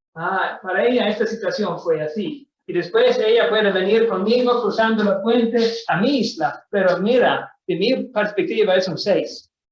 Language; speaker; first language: Spanish; non-native, fluent; Swedish